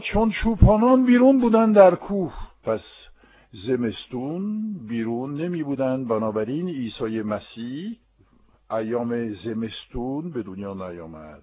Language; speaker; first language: Persian; non-native, fluent; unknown